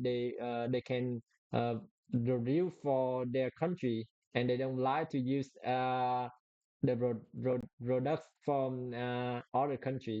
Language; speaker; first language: English; non-native, learner; Vietnamese